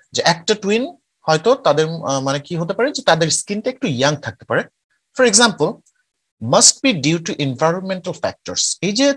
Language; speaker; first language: English; non-native, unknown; Bangla